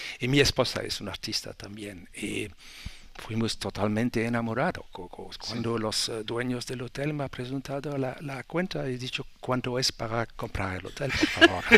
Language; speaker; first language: Spanish; non-native, learner; French